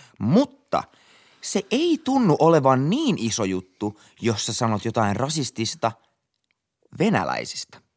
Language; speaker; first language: Finnish; native; Finnish